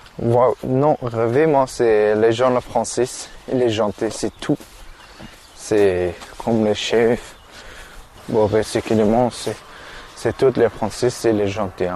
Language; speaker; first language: French; non-native, learner; Persian